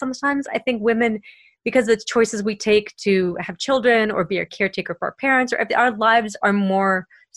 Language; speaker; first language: English; native; English